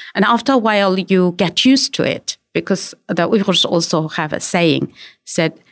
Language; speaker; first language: English; non-native, fluent; Chinese